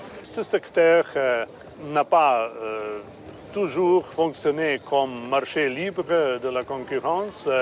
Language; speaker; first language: French; non-native, fluent; Slovenian